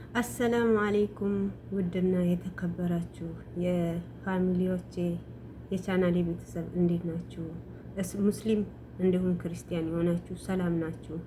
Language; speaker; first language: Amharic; non-native, local second language; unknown